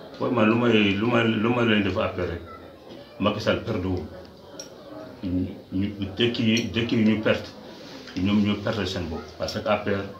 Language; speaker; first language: Wolof; non-native, local second language; Fula